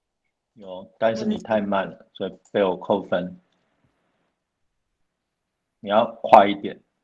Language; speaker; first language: Chinese; native; Chinese